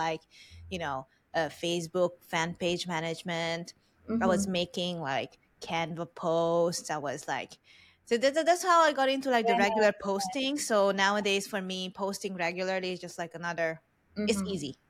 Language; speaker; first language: English; non-native, fluent; Hungarian